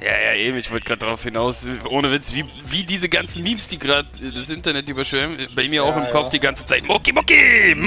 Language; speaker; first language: German; native; German